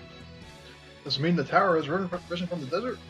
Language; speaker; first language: English; native; English